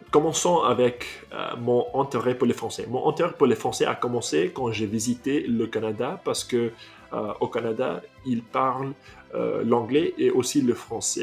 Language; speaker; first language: French; non-native, fluent; English